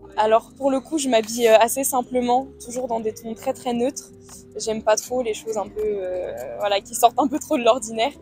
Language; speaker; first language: French; native; French